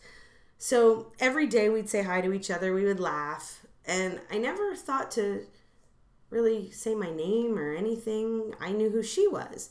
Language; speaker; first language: English; native; English